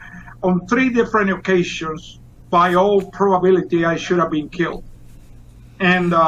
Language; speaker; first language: English; non-native, fluent; Spanish